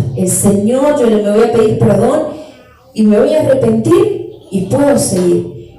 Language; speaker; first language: Spanish; native; Spanish